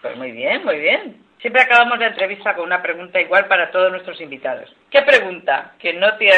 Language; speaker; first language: Spanish; native; Spanish